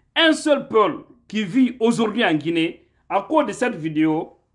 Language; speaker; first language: French; non-native, local second language; Fula